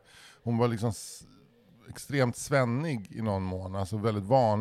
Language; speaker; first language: Swedish; native; Swedish